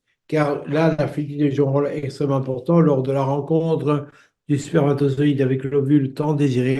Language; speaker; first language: French; native; French